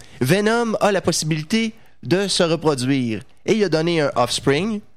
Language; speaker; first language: French; native; French